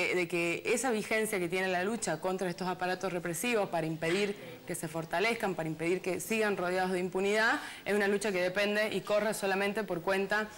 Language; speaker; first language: Spanish; native; Spanish